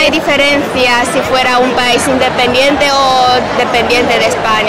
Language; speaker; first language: Spanish; non-native, learner; Chinese